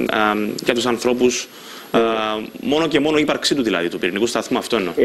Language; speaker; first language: Greek; native; Greek